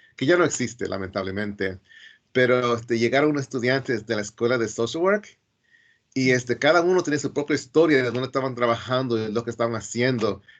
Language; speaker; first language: Spanish; early bilingual, heritage; Spanish